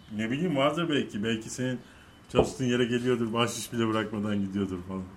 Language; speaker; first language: Turkish; native; Turkish